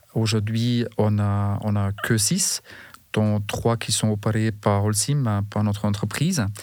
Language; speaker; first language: French; non-native, fluent; German